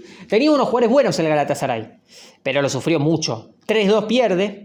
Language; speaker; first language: Spanish; native; Spanish